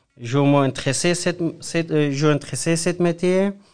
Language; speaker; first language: French; non-native, learner; Persian